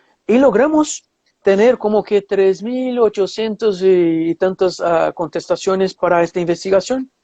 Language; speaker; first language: Spanish; non-native, fluent; Portuguese